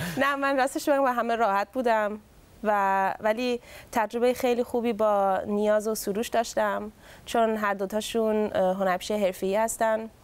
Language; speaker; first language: Persian; early bilingual, heritage; Persian